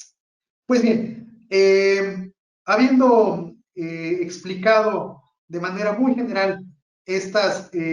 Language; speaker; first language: Spanish; native; Spanish